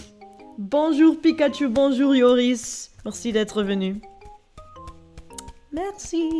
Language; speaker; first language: French; non-native, learner; Dutch